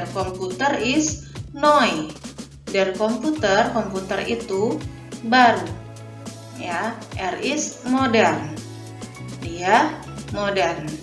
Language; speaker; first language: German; non-native, fluent; Indonesian